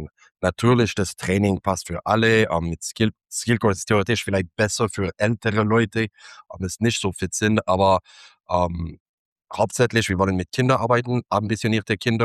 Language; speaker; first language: German; non-native, fluent; English